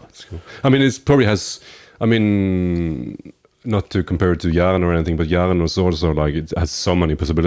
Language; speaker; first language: English; non-native, fluent; Norwegian